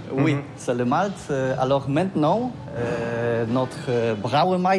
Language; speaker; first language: French; non-native, learner; Polish